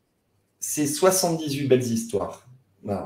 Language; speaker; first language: French; native; French